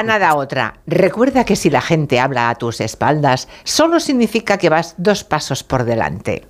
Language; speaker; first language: Spanish; native; Spanish